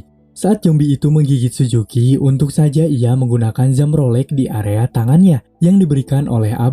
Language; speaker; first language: Indonesian; native; Indonesian